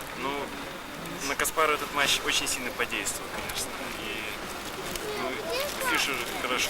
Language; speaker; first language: Russian; native; Russian